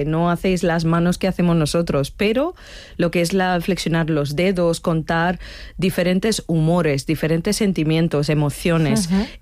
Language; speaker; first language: Spanish; non-native, fluent; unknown